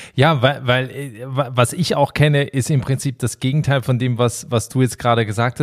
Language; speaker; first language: German; native; German